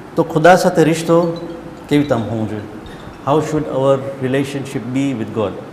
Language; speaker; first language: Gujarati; early bilingual, heritage; Gujarati